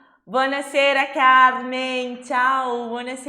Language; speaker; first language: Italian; non-native, fluent; Portuguese